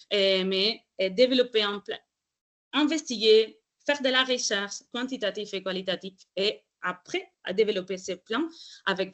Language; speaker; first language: French; non-native, fluent; Spanish